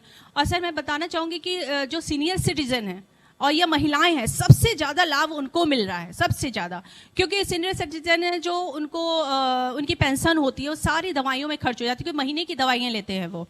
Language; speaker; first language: Hindi; native; Hindi